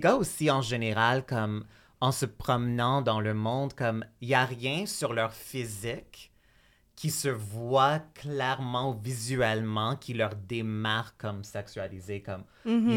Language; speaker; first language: French; native; French